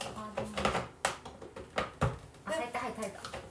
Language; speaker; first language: Japanese; native; Japanese